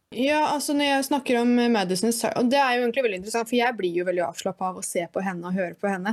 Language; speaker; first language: Norwegian; native; Norwegian